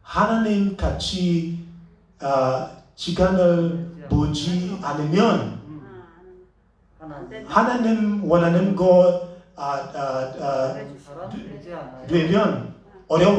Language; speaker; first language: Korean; non-native, learner; English